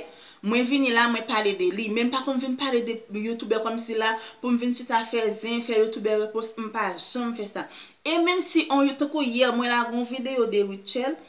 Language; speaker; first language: French; non-native, local second language; Haitian Creole